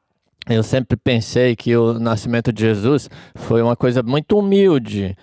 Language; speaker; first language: Portuguese; non-native, fluent; English